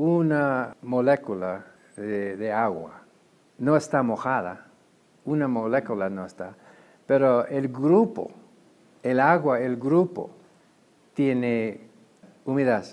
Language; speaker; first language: Spanish; non-native, fluent; English